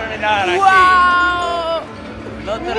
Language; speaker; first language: Spanish; non-native, learner; English